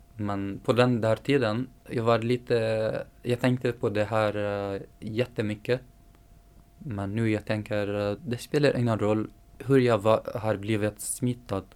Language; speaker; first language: Swedish; non-native, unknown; Arabic